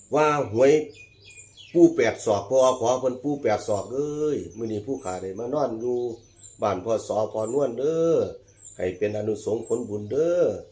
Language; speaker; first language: Thai; native; Thai